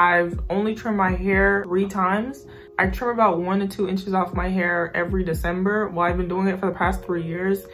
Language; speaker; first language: English; native; English